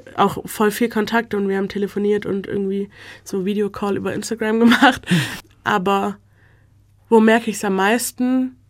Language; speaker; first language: German; native; German